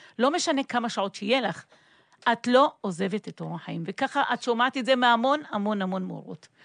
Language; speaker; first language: Hebrew; native; Hebrew